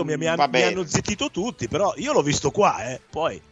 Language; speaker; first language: Italian; native; Italian